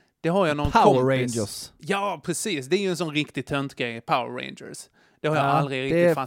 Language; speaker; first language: Swedish; native; Swedish